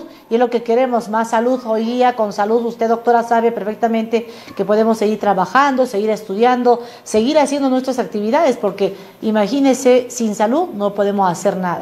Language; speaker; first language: Spanish; native; Spanish